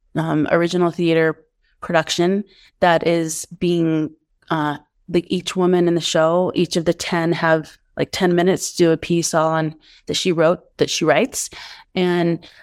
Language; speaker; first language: English; native; English